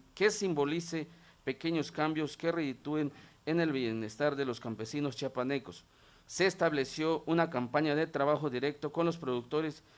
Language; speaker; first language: Spanish; non-native, local second language; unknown